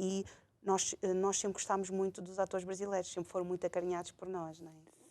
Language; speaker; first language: Portuguese; native; Portuguese